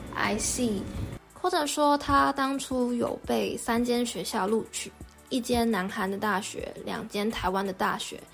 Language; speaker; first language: Chinese; native; Chinese